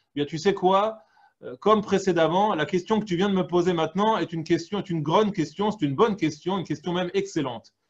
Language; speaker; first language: French; native; French